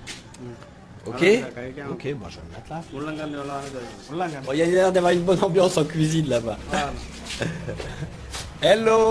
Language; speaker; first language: French; native; French